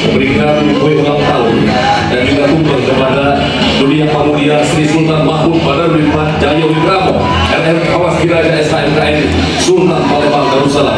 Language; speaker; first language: Indonesian; native; Indonesian